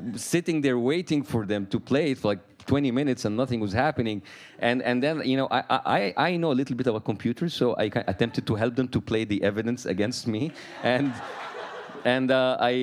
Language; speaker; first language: English; non-native, fluent; Arabic